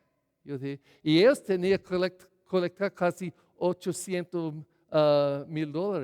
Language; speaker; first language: Spanish; non-native, fluent; English